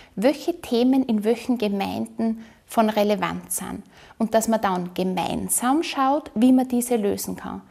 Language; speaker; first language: German; native; German